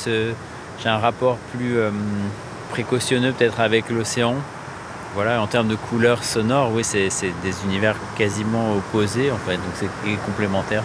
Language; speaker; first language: French; native; French